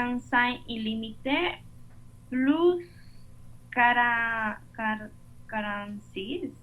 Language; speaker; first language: French; non-native, learner; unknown